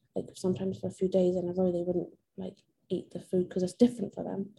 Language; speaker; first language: English; non-native, fluent; Persian